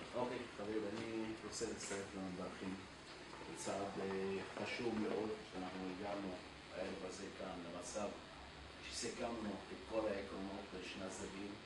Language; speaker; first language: Hebrew; non-native, local second language; Arabic